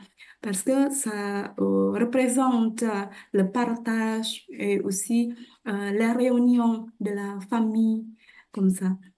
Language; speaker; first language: French; non-native, fluent; Indonesian